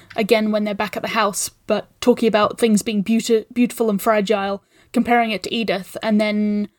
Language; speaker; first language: English; native; English